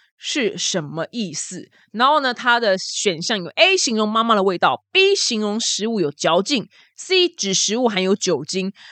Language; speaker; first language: Chinese; native; Chinese